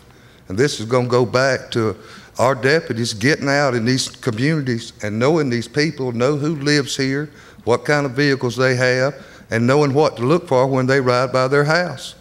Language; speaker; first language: English; native; English